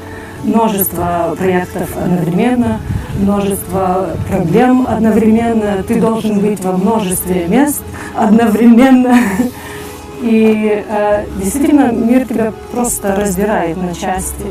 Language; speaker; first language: Russian; native; Russian